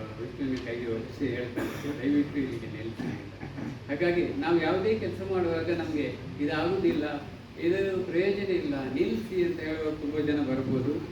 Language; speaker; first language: Kannada; non-native, local second language; Tulu